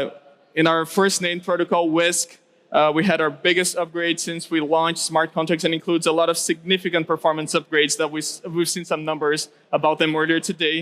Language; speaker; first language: English; non-native, local second language; Portuguese